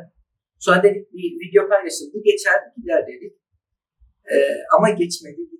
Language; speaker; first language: Turkish; early bilingual, other home language; Arabic